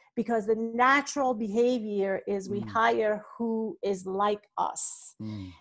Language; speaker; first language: English; non-native, fluent; Persian